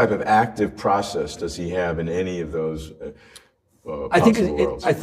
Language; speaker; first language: English; native; English